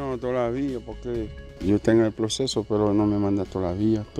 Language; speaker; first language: Spanish; non-native, learner; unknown